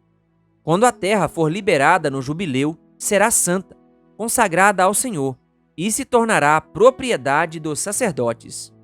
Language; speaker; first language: Portuguese; native; Portuguese